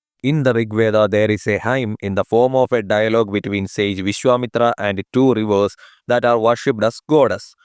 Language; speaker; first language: English; non-native, local second language; Malayalam